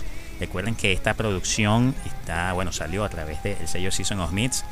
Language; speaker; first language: Spanish; native; Spanish